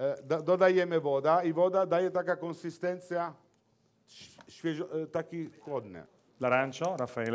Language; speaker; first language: Polish; non-native, learner; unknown